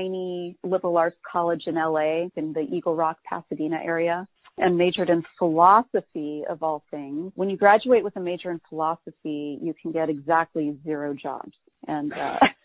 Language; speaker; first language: English; native; English